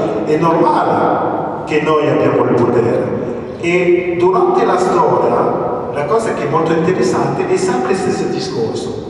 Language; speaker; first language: Italian; early bilingual, other home language; French